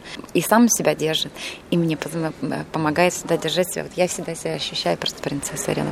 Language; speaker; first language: Russian; native; Russian